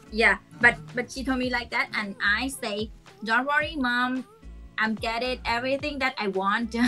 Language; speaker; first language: English; non-native, learner; Thai